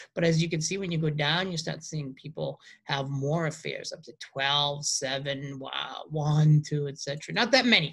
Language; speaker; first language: English; native; English